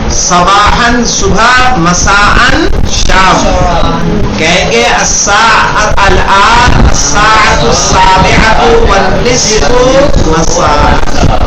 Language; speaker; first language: Arabic; non-native, fluent; Urdu